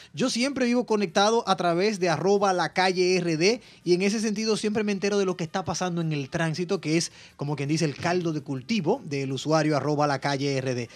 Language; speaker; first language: Spanish; native; Spanish